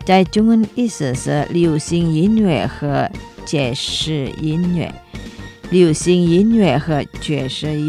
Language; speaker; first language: Chinese; non-native, fluent; Indonesian